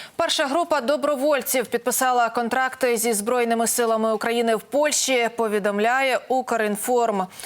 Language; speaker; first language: Ukrainian; native; Ukrainian